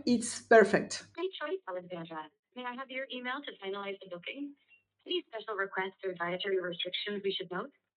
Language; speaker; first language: English; non-native, fluent; French